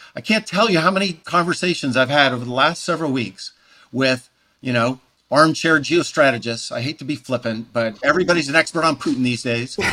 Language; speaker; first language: English; native; English